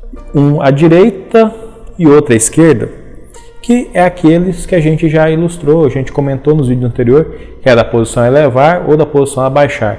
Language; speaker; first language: Portuguese; native; Portuguese